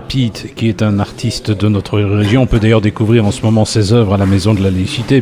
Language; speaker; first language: French; native; French